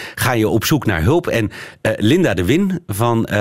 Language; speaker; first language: Dutch; native; Dutch